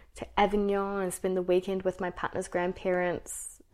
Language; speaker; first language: English; native; English